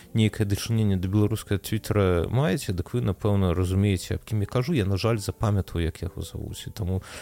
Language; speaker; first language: Belarusian; non-native, local second language; Russian